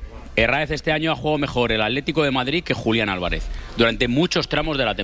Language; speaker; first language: Spanish; native; Spanish